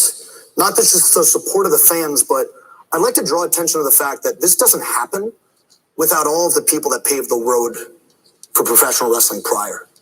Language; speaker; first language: English; native; English